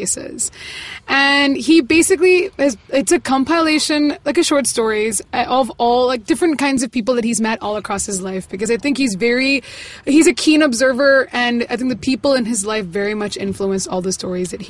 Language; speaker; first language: English; non-native, local second language; Malayalam